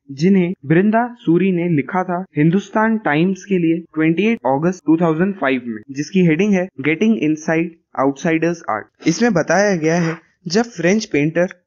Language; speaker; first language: Hindi; non-native, local second language; Gujarati